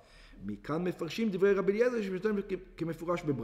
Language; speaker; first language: Hebrew; non-native, fluent; English